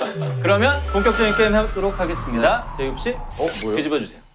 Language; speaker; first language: Korean; native; Korean